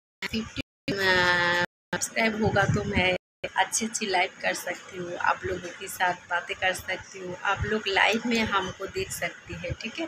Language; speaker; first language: Hindi; non-native, learner; Bangla